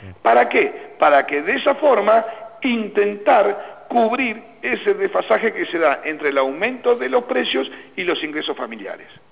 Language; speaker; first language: Spanish; native; Spanish